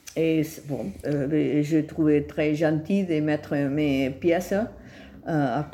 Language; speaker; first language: French; non-native, fluent; Spanish